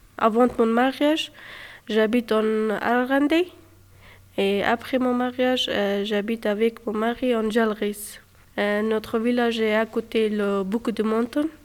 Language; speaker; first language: French; non-native, learner; Persian